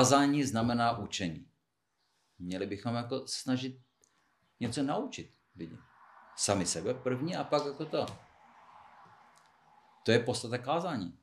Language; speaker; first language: Czech; non-native, fluent; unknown